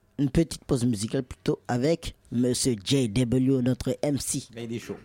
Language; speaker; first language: French; native; French